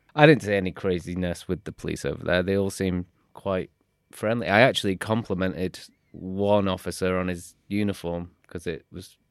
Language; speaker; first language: English; native; English